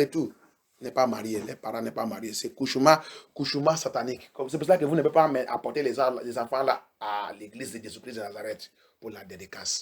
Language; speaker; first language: French; non-native, learner; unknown